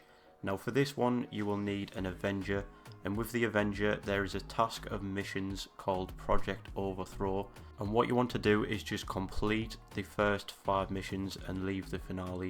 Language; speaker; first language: English; native; English